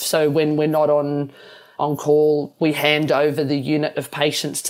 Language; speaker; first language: English; native; English